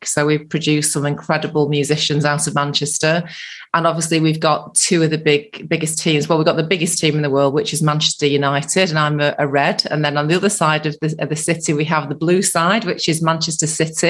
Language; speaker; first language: English; native; English